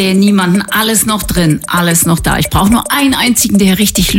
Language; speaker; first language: German; native; German